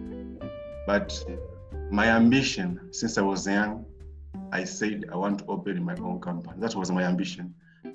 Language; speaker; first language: English; non-native, local second language; Swahili